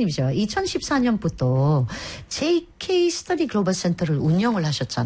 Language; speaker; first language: Korean; native; Korean